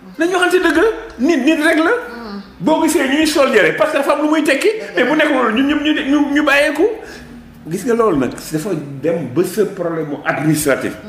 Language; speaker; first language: Wolof; non-native, local second language; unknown